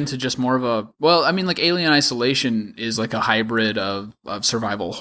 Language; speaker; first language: English; native; English